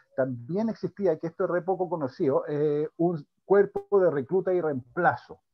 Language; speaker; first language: Spanish; native; Spanish